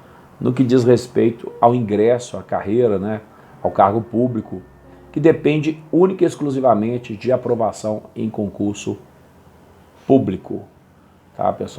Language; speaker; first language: Portuguese; native; Portuguese